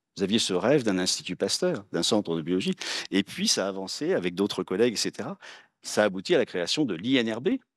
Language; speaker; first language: French; native; French